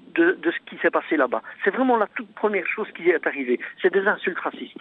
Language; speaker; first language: French; non-native, local second language; Dutch